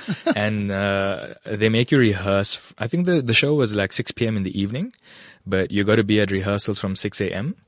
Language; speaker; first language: English; native; English